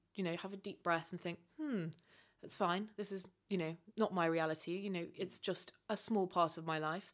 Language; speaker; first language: English; native; English